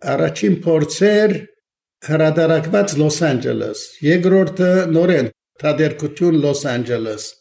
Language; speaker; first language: Armenian; early bilingual, heritage; Armenian